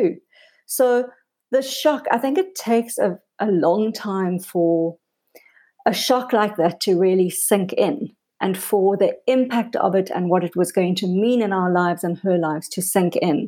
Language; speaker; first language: English; native; English